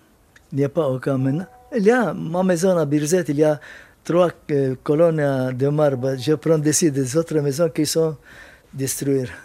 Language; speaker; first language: French; non-native, learner; Arabic